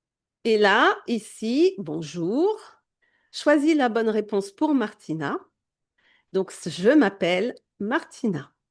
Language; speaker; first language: French; native; French